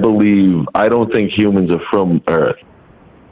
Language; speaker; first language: English; native; English